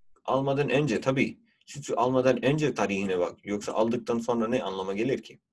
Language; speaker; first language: Turkish; non-native, fluent; Urdu